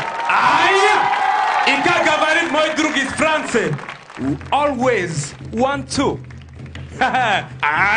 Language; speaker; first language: Russian; non-native, learner; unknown